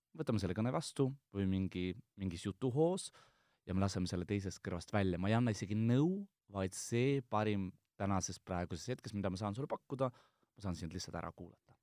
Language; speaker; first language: Estonian; non-native, local second language; Russian